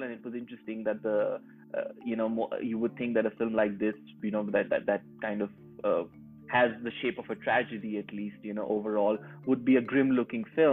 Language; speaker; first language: English; non-native, local second language; Urdu